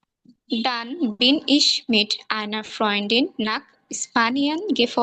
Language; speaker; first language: German; non-native, learner; Bangla